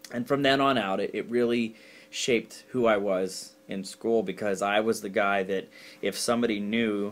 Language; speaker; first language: English; native; English